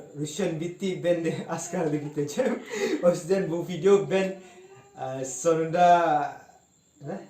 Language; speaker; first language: Turkish; non-native, learner; Indonesian